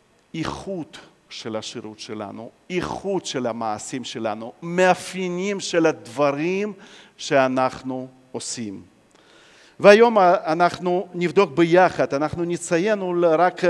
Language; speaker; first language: Hebrew; non-native, fluent; Russian